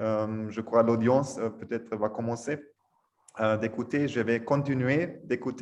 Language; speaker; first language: French; non-native, learner; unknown